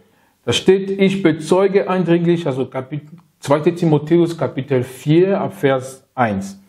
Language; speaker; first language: German; non-native, fluent; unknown